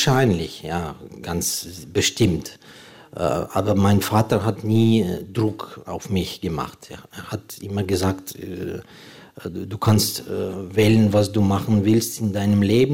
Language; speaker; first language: German; non-native, fluent; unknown